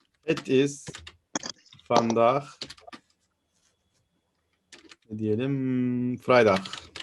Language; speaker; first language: Dutch; non-native, learner; Turkish